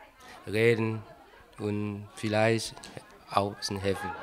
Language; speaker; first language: German; non-native, learner; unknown